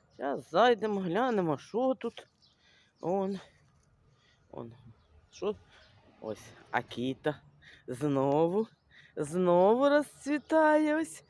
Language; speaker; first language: Ukrainian; native; Ukrainian